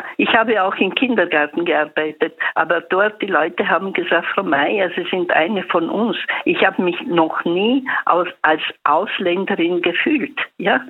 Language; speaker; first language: German; early bilingual, other home language; Italian